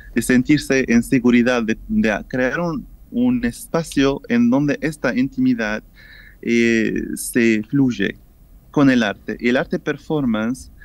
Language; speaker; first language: Spanish; non-native, fluent; English